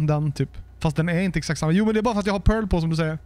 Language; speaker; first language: Swedish; native; Swedish